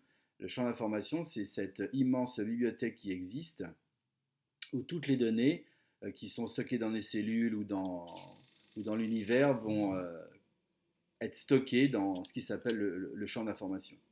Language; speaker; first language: French; native; French